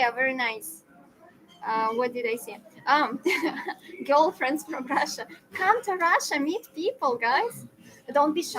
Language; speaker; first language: English; non-native, fluent; Russian